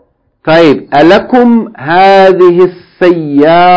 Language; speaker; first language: Arabic; non-native, learner; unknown